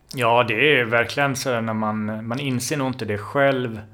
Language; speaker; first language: Swedish; native; Swedish